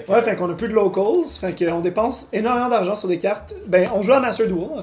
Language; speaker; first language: French; native; French